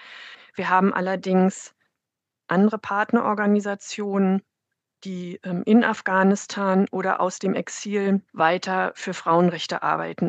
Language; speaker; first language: German; native; German